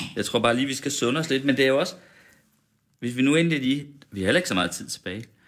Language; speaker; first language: Danish; native; Danish